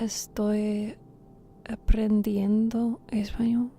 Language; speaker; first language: Spanish; non-native, learner; English